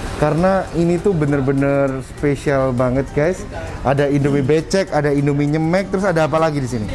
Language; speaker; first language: Indonesian; native; Indonesian